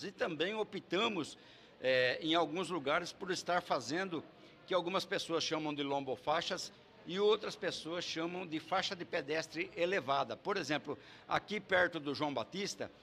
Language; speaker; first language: Portuguese; native; Portuguese